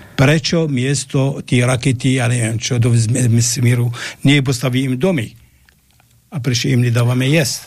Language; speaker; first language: Slovak; non-native, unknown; Arabic